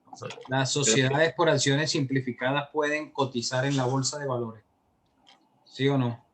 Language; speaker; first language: Spanish; native; Spanish